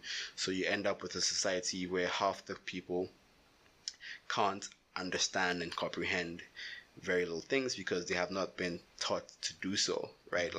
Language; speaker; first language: English; non-native, local second language; Akan